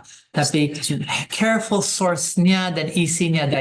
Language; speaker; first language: Indonesian; non-native, fluent; English